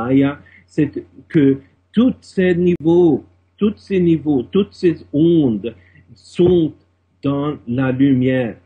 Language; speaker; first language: French; non-native, fluent; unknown